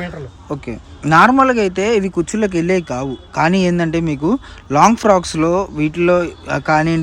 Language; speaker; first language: Telugu; native; Telugu